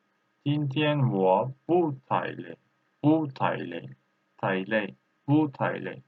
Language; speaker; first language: Chinese; non-native, fluent; Turkish